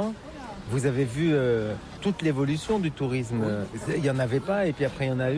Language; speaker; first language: French; native; French